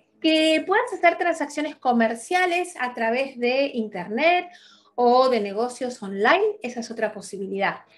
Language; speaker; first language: Spanish; native; Spanish